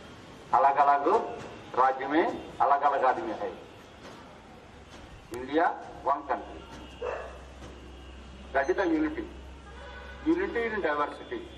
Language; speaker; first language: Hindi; non-native, local second language; Kannada